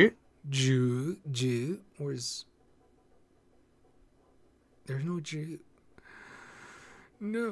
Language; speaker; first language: Swedish; non-native, learner; English